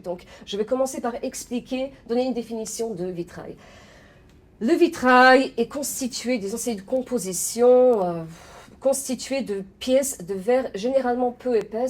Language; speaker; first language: French; non-native, fluent; Polish